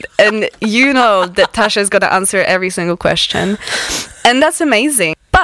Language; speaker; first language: English; non-native, fluent; Polish